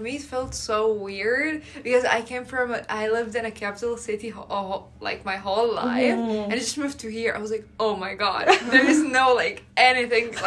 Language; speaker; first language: English; non-native, fluent; Arabic